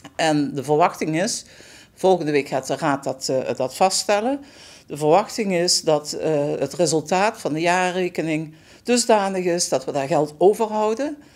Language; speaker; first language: Dutch; native; Dutch